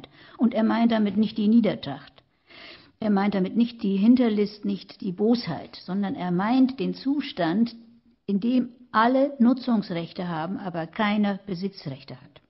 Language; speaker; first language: German; native; German